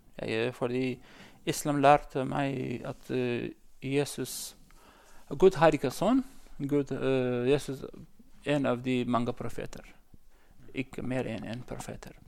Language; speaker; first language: Norwegian; non-native, learner; Central Kurdish